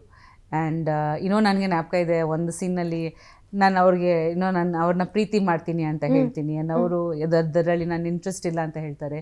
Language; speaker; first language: Kannada; non-native, fluent; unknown